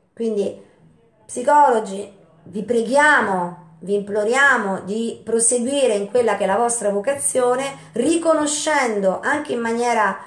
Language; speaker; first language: Italian; native; Italian